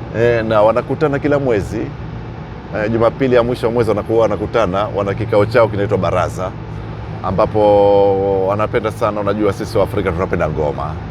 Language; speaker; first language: Swahili; native; Swahili